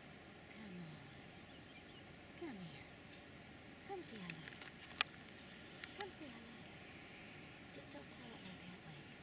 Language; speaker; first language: English; native; English